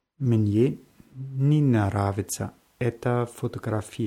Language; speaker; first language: Russian; non-native, learner; German